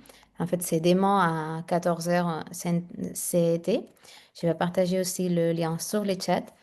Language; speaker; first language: French; non-native, fluent; Spanish